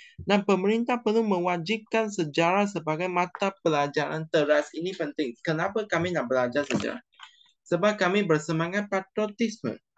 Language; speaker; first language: Malay; non-native, local second language; Chinese